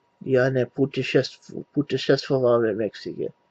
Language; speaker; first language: Russian; non-native, learner; English